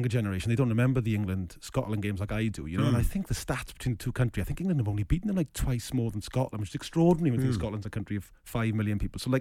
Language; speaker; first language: English; native; English